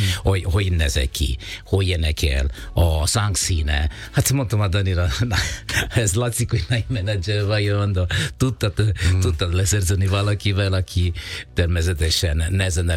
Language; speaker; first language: Hungarian; non-native, learner; Italian